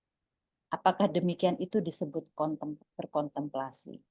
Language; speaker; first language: Indonesian; native; Indonesian